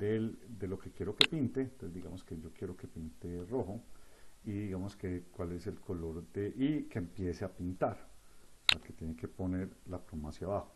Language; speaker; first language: Spanish; native; Spanish